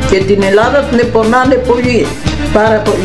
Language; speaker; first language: Greek; early bilingual, heritage; Greek